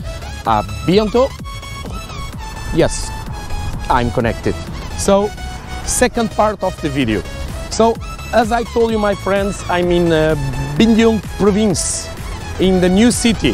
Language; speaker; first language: English; non-native, fluent; Portuguese